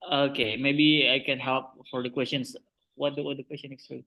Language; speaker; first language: English; non-native, learner; Indonesian